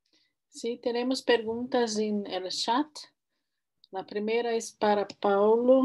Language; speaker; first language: Spanish; non-native, fluent; Portuguese